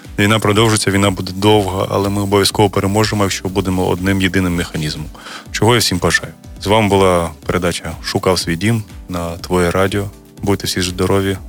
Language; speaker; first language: Ukrainian; native; Ukrainian